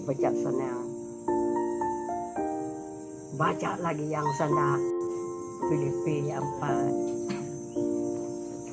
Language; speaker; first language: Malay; non-native, local second language; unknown